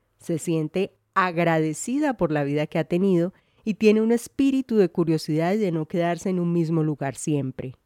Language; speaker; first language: Spanish; native; Spanish